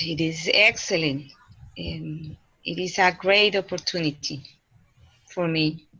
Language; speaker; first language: English; non-native, learner; Spanish